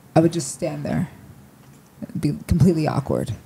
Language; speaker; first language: English; native; English